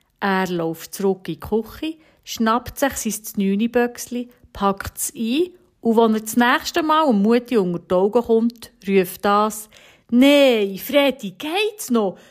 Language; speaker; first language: German; native; German